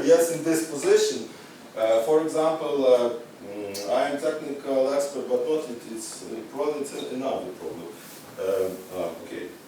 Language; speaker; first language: English; non-native, learner; Ukrainian